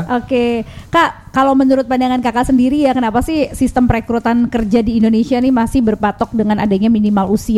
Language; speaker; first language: Indonesian; native; Indonesian